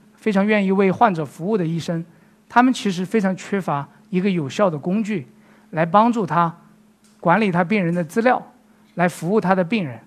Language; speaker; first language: Chinese; native; Chinese